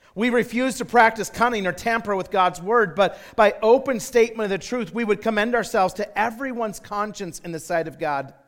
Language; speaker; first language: English; native; English